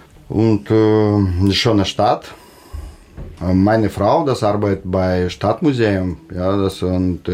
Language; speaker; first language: German; non-native, learner; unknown